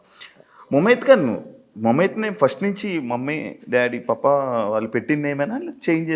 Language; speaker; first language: Telugu; native; Telugu